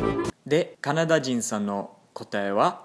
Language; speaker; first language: Japanese; non-native, fluent; English